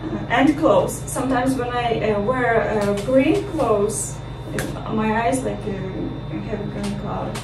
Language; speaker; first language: English; non-native, learner; Russian